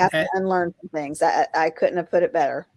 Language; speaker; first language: English; native; English